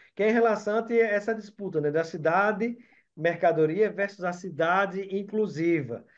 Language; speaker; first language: Portuguese; native; Portuguese